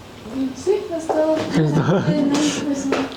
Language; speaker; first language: Spanish; non-native, learner; English